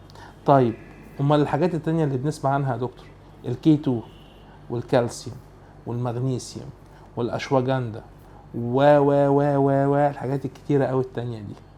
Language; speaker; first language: Arabic; native; Arabic